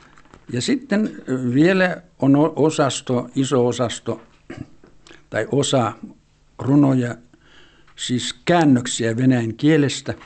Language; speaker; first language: Finnish; early bilingual, heritage; Finnish